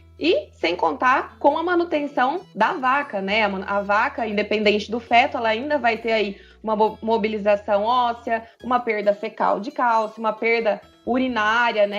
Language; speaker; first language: Portuguese; native; Portuguese